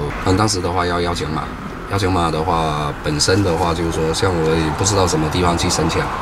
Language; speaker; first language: Chinese; native; Chinese